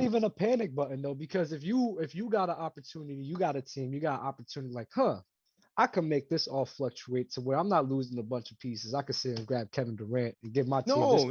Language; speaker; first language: English; native; English